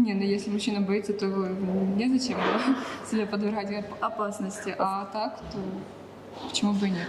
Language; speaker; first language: Russian; native; Russian